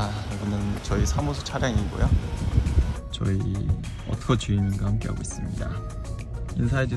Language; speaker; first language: Korean; non-native, fluent; Mongolian